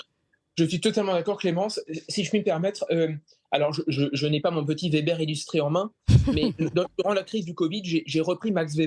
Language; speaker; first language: French; native; French